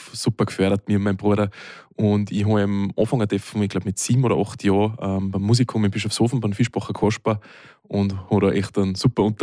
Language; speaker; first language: German; native; German